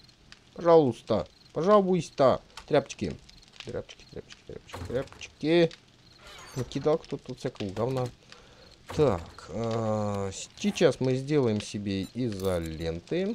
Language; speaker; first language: Russian; native; Russian